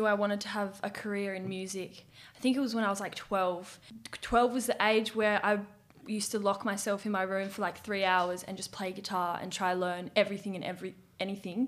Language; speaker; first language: English; native; English